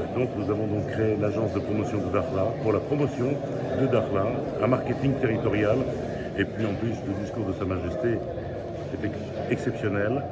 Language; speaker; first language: French; native; French